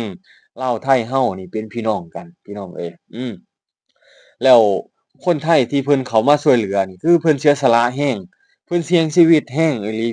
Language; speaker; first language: Thai; non-native, local second language; Northeastern Thai